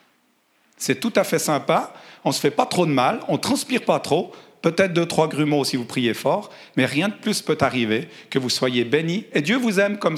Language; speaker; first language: French; native; French